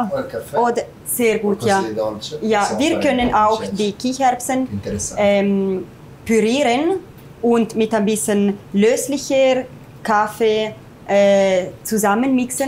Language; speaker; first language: German; non-native, fluent; Italian